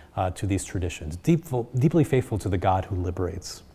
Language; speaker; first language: English; early bilingual, other home language; Spanish